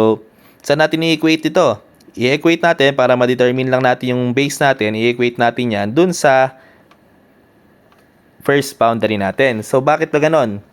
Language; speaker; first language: Filipino; native; Filipino